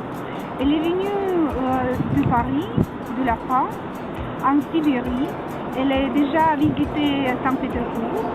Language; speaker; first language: French; non-native, learner; Russian